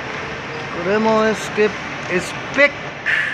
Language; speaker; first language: Japanese; native; Japanese